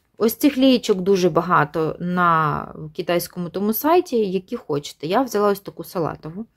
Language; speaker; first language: Ukrainian; non-native, local second language; Russian